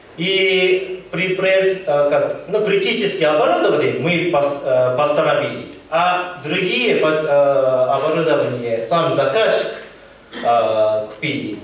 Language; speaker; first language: Russian; non-native, learner; Japanese